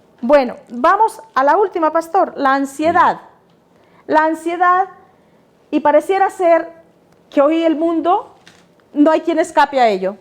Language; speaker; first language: Spanish; native; Spanish